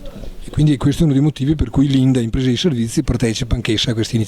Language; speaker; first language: Italian; native; Italian